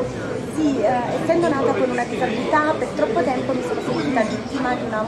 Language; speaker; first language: Italian; native; Italian